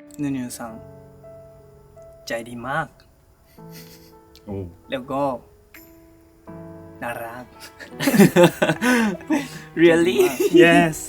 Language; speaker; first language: Thai; non-native, learner; Japanese